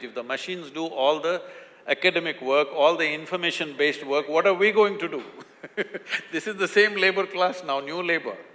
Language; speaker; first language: English; non-native, local second language; Kannada